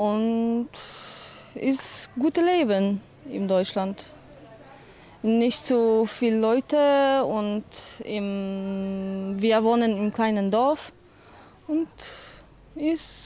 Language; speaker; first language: German; non-native, learner; Polish